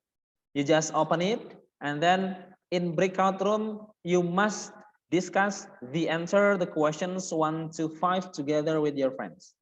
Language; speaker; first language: English; non-native, fluent; Indonesian